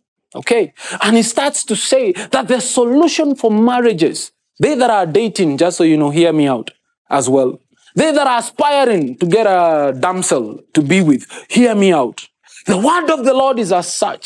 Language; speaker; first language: English; non-native, local second language; Kikuyu